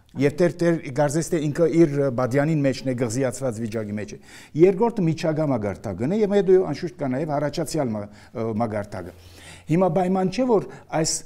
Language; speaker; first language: Armenian; early bilingual, heritage; Armenian